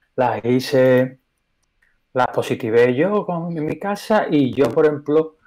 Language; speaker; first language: Spanish; native; Spanish